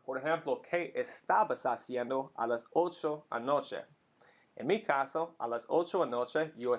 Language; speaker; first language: Spanish; non-native, fluent; English